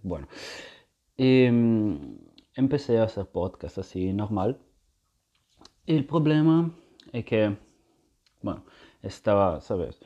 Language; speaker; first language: Spanish; non-native, fluent; Italian